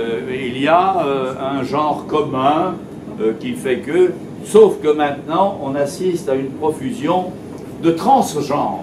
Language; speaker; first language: French; native; French